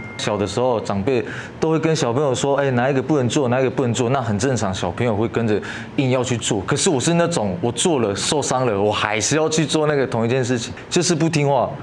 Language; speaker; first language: Chinese; native; Chinese